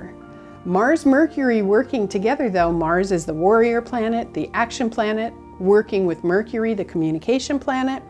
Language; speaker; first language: English; native; English